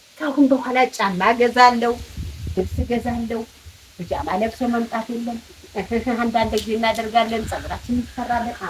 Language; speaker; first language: Amharic; native; Amharic